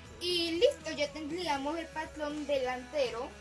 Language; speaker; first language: Spanish; native; Spanish